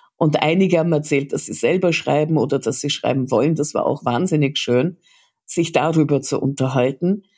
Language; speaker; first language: German; early bilingual, other home language; Russian